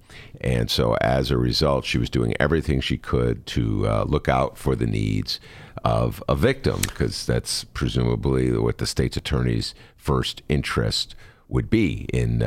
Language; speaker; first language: English; native; English